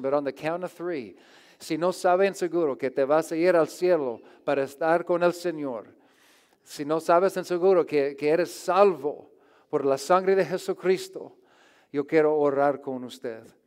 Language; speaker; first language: Spanish; non-native, learner; English